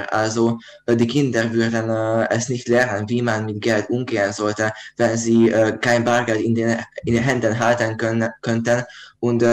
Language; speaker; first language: German; non-native, learner; Hungarian